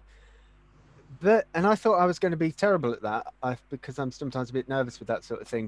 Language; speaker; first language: English; native; English